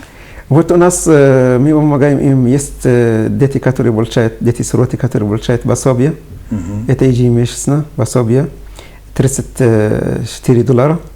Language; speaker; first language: Russian; non-native, fluent; Arabic